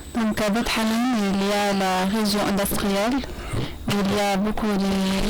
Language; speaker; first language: French; non-native, learner; Arabic